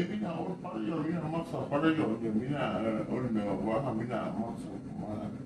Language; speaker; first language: Finnish; non-native, learner; Thai